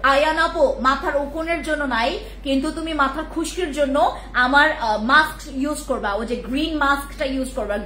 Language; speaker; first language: Bangla; non-native, local second language; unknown